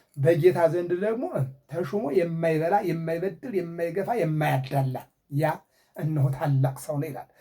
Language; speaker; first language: Amharic; native; Amharic